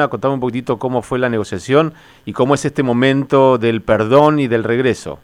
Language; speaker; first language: Spanish; native; Spanish